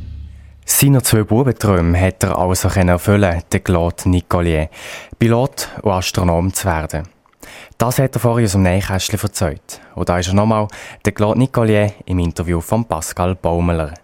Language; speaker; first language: German; native; German